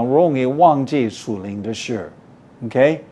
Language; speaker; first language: Chinese; non-native, fluent; English